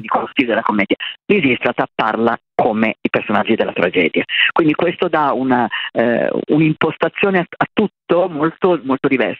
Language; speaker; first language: Italian; native; Italian